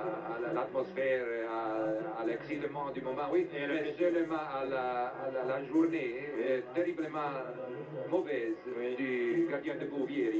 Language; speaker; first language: French; non-native, fluent; Italian